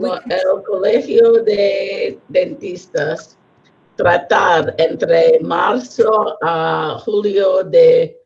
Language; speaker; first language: Spanish; non-native, learner; English